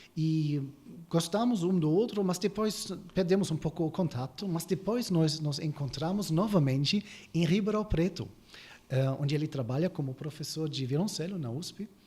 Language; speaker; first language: Portuguese; non-native, fluent; German